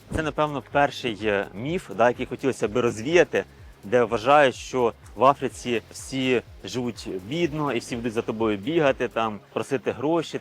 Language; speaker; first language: Ukrainian; native; Ukrainian